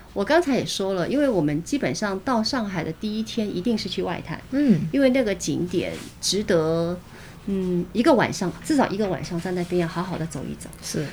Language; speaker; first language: Chinese; native; Chinese